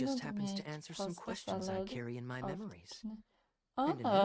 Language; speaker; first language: English; non-native, learner; Swedish